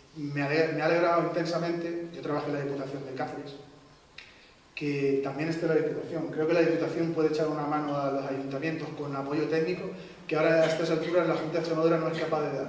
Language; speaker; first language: Spanish; native; Spanish